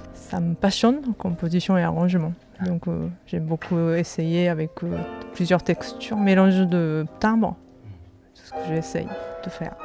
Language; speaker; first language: French; non-native, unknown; Japanese